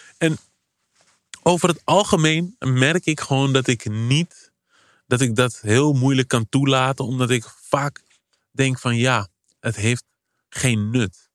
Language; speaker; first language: Dutch; early bilingual, other home language; Kabuverdianu